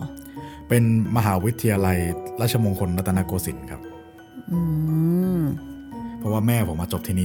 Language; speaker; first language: Thai; native; Thai